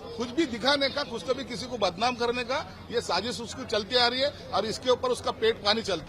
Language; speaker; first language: Hindi; non-native, local second language; Marathi